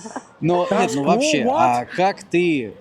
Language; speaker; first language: Russian; native; Russian